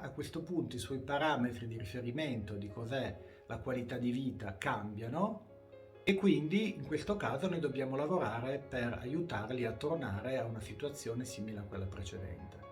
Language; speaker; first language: Italian; native; Italian